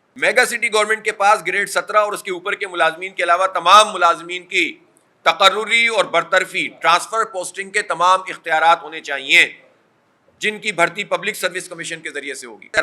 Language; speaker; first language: Urdu; native; Urdu